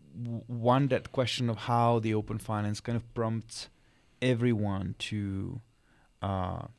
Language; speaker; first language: English; non-native, fluent; Czech